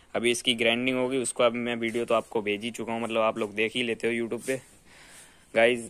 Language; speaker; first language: Hindi; native; Hindi